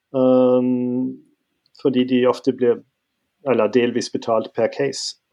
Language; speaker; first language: Norwegian; non-native, fluent; German